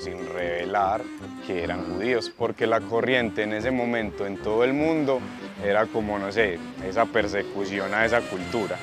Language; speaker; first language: Spanish; native; Spanish